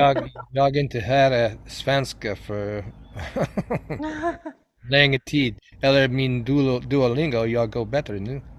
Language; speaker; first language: Swedish; non-native, learner; English